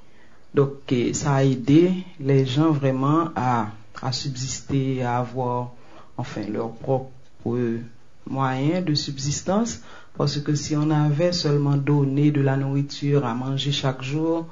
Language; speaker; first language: French; non-native, local second language; Haitian Creole